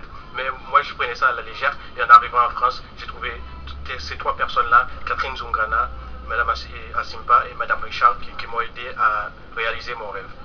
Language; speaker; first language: French; non-native, local second language; Haitian Creole